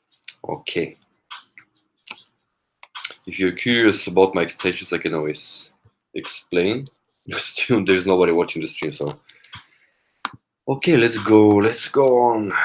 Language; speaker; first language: English; non-native, fluent; Korean